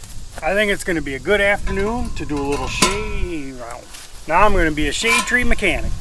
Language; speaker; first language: English; native; English